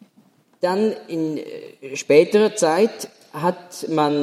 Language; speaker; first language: German; native; German